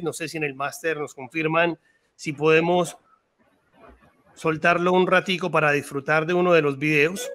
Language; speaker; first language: Spanish; native; Spanish